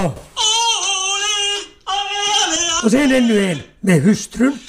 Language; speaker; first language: Swedish; non-native, local second language; Finnish